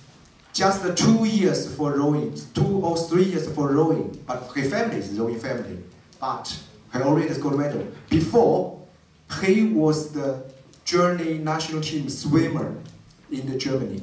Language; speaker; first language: English; non-native, learner; Chinese